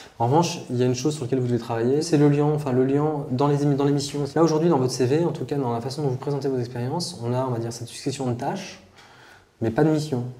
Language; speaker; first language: French; native; French